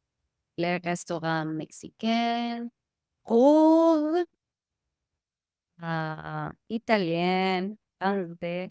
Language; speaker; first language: French; non-native, learner; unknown